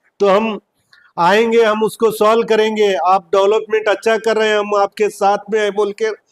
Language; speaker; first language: Hindi; non-native, local second language; Urdu